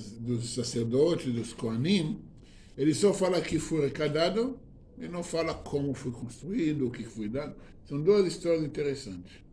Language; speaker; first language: Portuguese; non-native, fluent; Hebrew